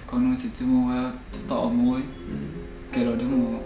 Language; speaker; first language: Japanese; non-native, learner; Vietnamese